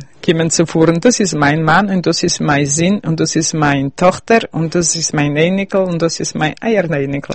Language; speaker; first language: German; early bilingual, heritage; Yiddish